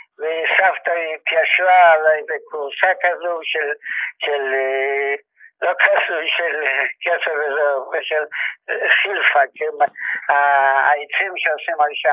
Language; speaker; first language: Hebrew; non-native, fluent; Yiddish